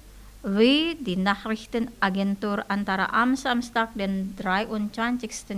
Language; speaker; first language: German; non-native, fluent; Indonesian